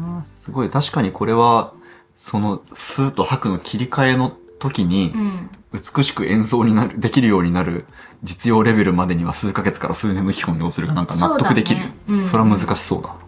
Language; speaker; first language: Japanese; native; Japanese